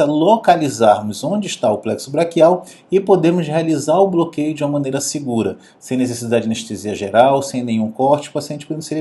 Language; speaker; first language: Portuguese; native; Portuguese